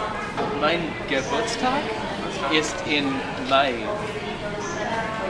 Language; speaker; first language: German; non-native, learner; English